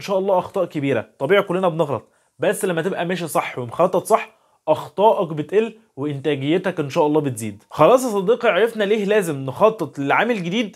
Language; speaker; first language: Arabic; native; Arabic